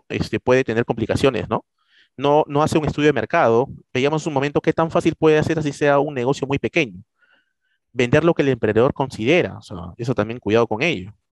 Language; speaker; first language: Spanish; native; Spanish